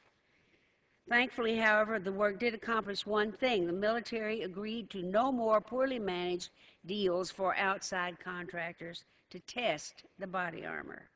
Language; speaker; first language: English; native; English